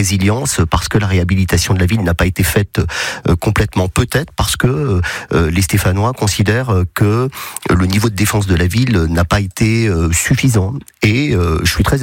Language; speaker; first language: French; native; French